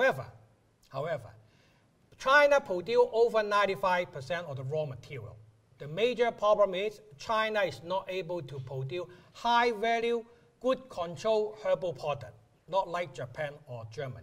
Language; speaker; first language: English; non-native, local second language; Cantonese